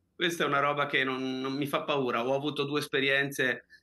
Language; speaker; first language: Italian; native; Italian